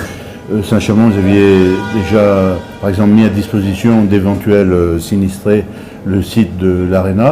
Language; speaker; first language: French; native; French